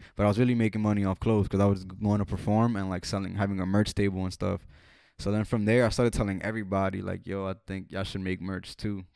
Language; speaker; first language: English; native; English